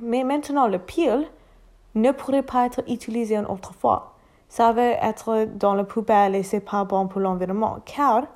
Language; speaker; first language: French; non-native, learner; English